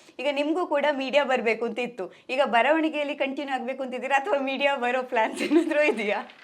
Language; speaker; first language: Kannada; native; Kannada